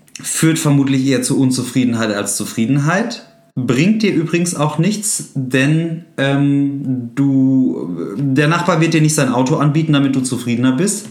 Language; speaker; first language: German; native; German